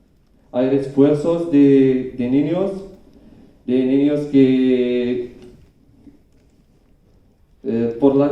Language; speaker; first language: Spanish; non-native, learner; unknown